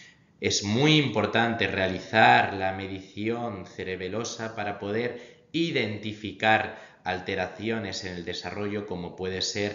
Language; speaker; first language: Spanish; native; Spanish